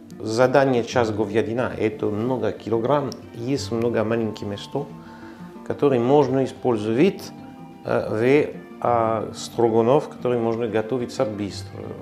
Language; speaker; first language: Russian; non-native, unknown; French